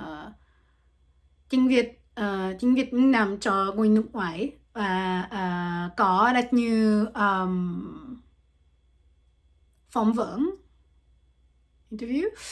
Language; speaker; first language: Vietnamese; non-native, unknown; French